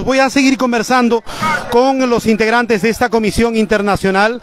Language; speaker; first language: Spanish; native; Spanish